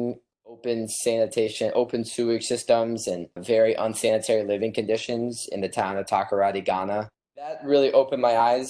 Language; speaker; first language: English; native; English